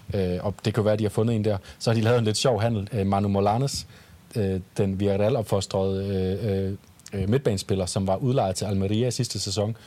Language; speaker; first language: Danish; native; Danish